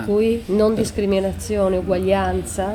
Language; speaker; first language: Italian; native; Italian